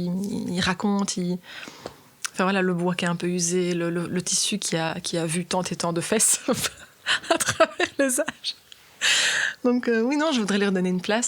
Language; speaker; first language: French; native; French